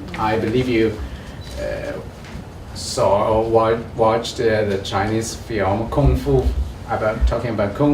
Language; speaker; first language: English; non-native, learner; Chinese